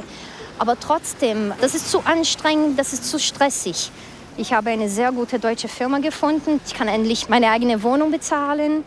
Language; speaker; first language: German; early bilingual, other home language; Portuguese